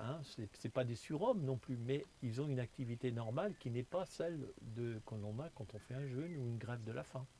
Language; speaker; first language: French; native; French